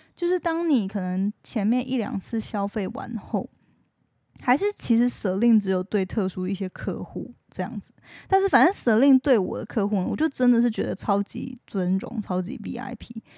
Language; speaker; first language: Chinese; native; Chinese